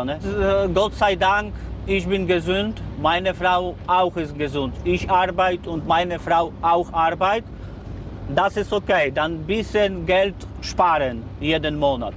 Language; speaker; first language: German; non-native, learner; Polish